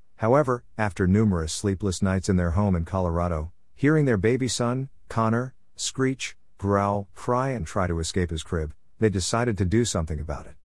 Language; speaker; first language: English; native; English